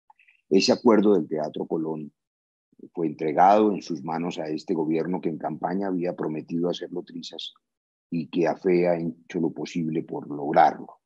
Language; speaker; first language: Spanish; native; Spanish